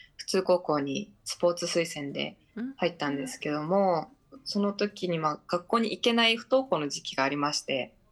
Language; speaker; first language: Japanese; native; Japanese